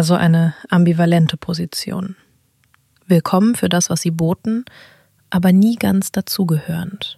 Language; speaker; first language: German; native; German